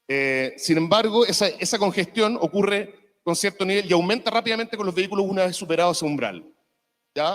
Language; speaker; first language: Spanish; native; Spanish